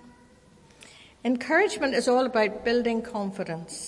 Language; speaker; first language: English; native; English